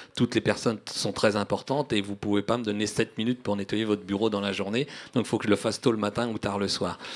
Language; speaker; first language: French; native; French